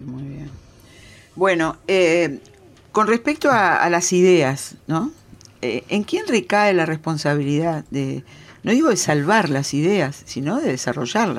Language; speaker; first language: Spanish; native; Spanish